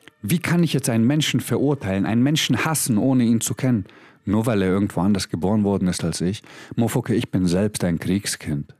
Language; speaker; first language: German; early bilingual, other home language; Croatian